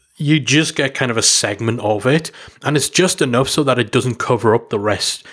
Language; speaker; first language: English; native; English